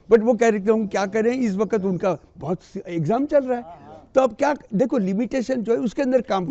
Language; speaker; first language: Hindi; native; Hindi